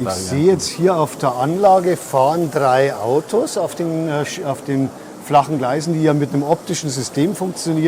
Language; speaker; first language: German; native; German